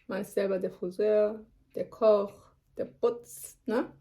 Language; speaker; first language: German; early bilingual, other home language; Turkish